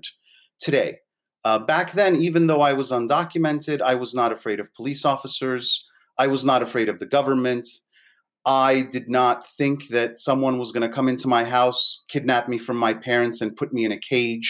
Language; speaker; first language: English; native; English